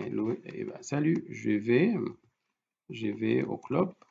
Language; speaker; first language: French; non-native, fluent; Arabic